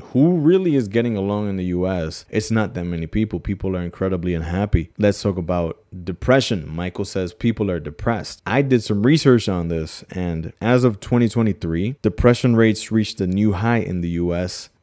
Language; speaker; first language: English; native; English